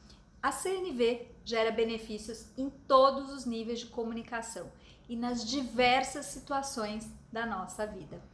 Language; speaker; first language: Portuguese; native; Portuguese